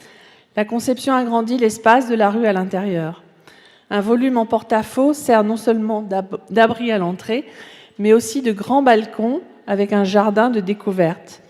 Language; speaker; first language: French; native; French